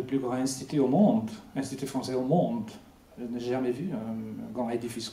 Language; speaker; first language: French; non-native, fluent; Hungarian